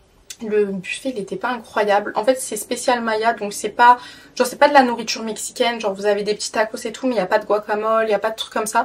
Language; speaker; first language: French; native; French